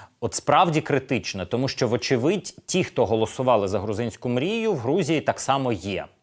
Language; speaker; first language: Ukrainian; native; Ukrainian